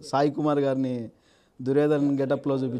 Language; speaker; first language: Telugu; native; Telugu